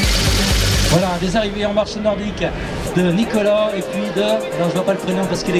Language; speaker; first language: French; native; French